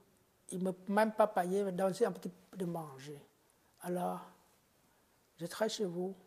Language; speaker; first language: French; non-native, fluent; Khmer